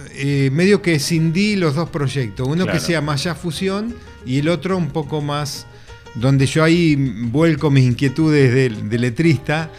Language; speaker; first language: Spanish; native; Spanish